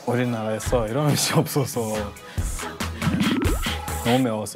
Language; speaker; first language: Korean; non-native, learner; Kinyarwanda